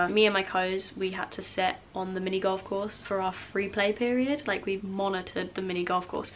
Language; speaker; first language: English; native; English